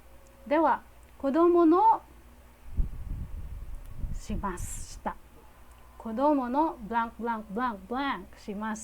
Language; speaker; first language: Japanese; non-native, fluent; Filipino